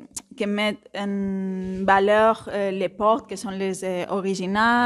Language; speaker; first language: French; non-native, fluent; Spanish